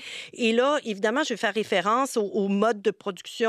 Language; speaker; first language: French; native; French